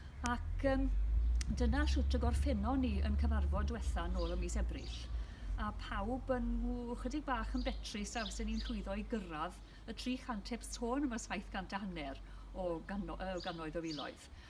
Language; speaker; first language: Welsh; native; Welsh